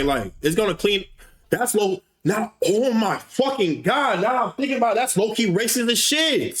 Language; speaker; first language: English; native; English